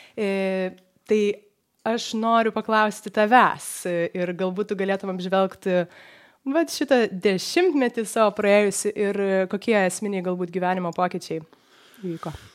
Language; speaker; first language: Lithuanian; native; Lithuanian